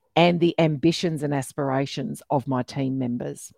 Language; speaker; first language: English; native; English